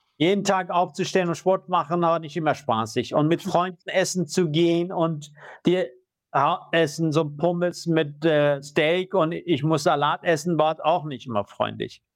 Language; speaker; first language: German; non-native, fluent; Persian